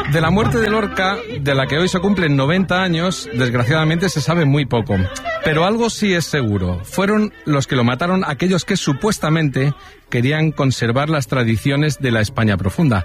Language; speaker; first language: Spanish; native; Spanish